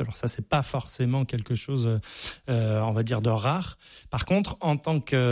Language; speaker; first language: French; native; French